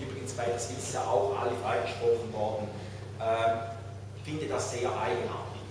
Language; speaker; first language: German; native; German